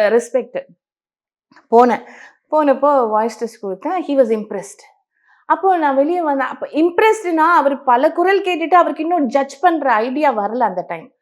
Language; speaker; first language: Tamil; native; Tamil